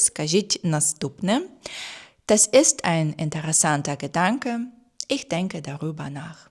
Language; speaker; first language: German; non-native, fluent; Ukrainian